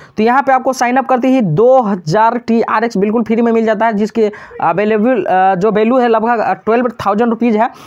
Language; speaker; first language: Hindi; native; Hindi